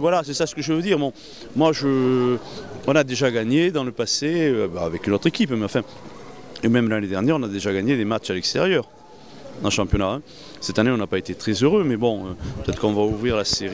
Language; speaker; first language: French; native; French